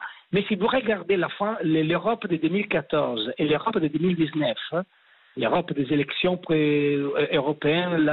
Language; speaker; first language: French; non-native, fluent; Italian